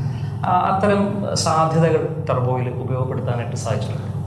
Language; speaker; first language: Malayalam; native; Malayalam